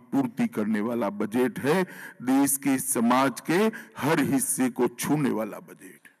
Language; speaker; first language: Hindi; non-native, local second language; Gujarati